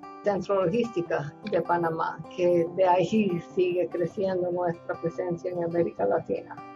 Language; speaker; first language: Spanish; non-native, fluent; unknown